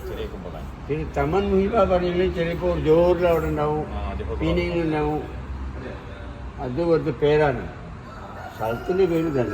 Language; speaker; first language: Malayalam; early bilingual, heritage; Malayalam